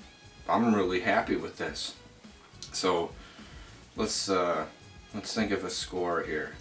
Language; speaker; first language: English; native; English